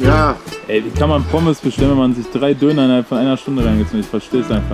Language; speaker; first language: German; native; German